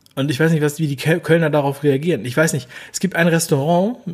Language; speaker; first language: German; native; German